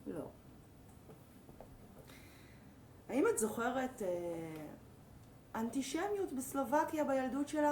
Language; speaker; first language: Hebrew; native; Hebrew